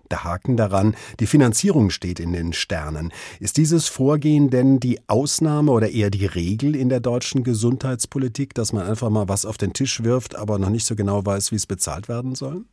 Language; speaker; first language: German; native; German